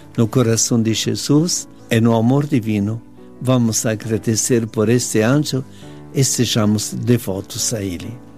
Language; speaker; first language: Portuguese; non-native, fluent; Italian